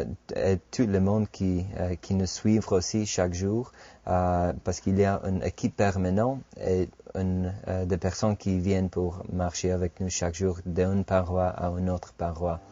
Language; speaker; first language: French; non-native, fluent; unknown